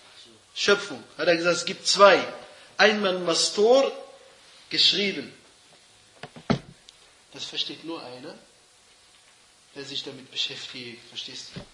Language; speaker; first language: German; non-native, fluent; Arabic